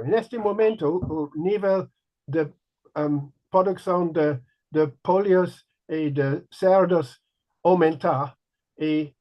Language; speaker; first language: Spanish; non-native, learner; English